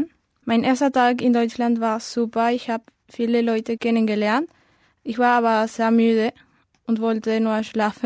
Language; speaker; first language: German; non-native, learner; Spanish